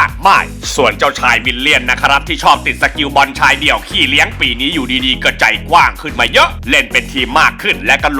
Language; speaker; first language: Thai; native; Thai